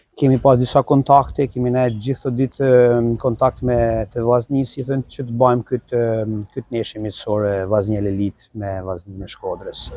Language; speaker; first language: Albanian; native; Albanian